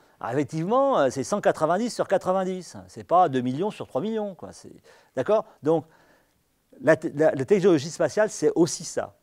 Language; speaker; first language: French; native; French